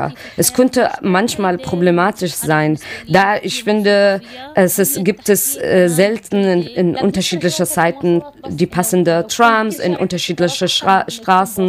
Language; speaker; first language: German; non-native, learner; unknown